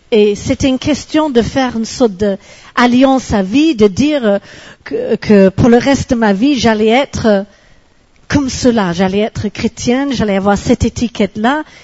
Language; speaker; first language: French; non-native, fluent; English